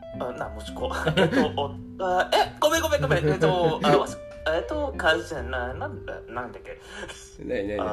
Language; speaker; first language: Japanese; non-native, learner; English